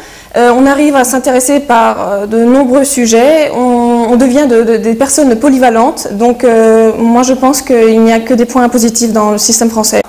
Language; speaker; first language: French; early bilingual, heritage; French